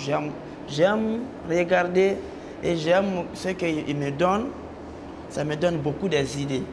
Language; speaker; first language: French; non-native, local second language; Mandingo